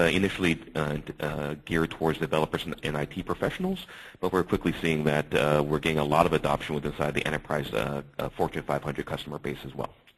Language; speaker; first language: English; native; English